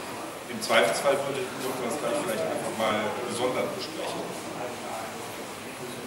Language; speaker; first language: German; native; German